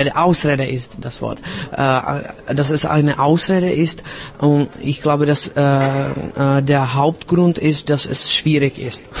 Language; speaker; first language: German; non-native, learner; Czech